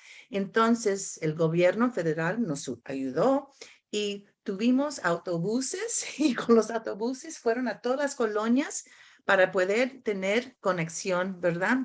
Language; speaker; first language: Spanish; early bilingual, heritage; Spanish